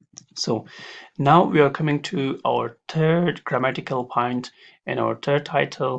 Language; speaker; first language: English; non-native, fluent; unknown